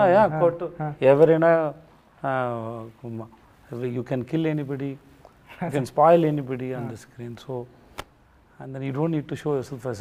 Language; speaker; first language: Telugu; non-native, learner; Tamil